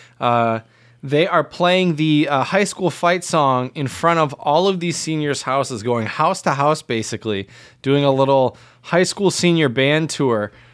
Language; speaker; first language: English; native; English